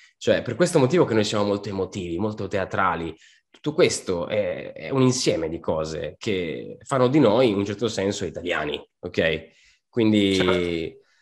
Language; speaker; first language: Italian; native; Italian